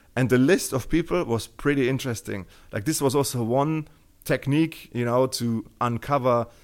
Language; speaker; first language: English; non-native, fluent; German